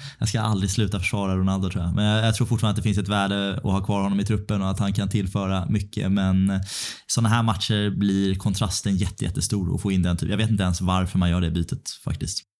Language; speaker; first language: Swedish; native; Swedish